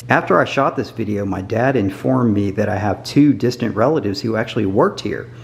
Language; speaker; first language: English; native; English